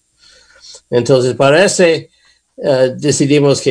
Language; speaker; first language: Spanish; non-native, learner; English